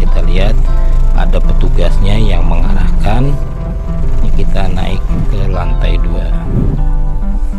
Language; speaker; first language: Indonesian; native; Indonesian